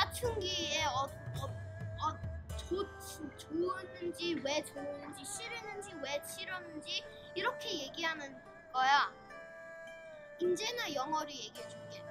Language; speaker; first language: Korean; early bilingual, heritage; Korean